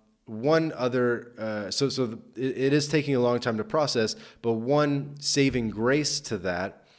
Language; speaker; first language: English; native; English